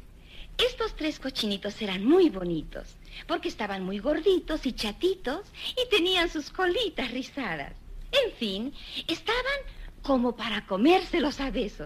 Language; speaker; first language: Spanish; native; Spanish